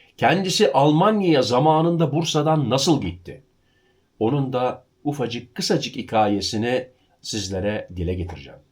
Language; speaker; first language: Turkish; early bilingual, heritage; Turkish